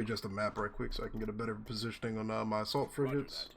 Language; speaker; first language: English; native; English